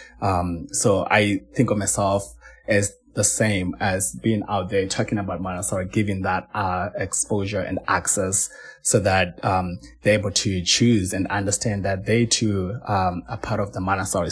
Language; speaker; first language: English; non-native, local second language; Shona